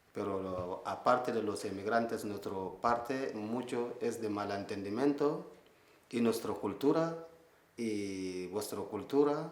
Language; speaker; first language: Spanish; non-native, learner; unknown